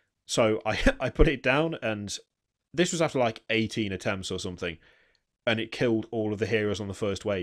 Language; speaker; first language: English; native; English